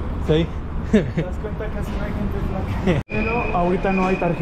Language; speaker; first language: Spanish; native; Spanish